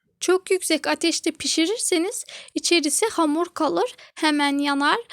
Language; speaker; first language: Turkish; native; Turkish